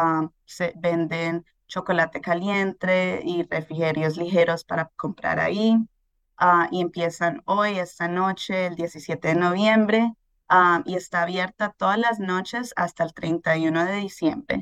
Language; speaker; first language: Spanish; early bilingual, heritage; Spanish